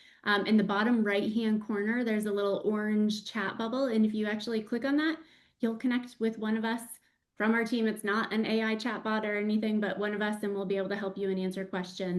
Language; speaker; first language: English; native; English